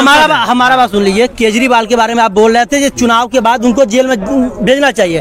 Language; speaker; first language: Hindi; native; Hindi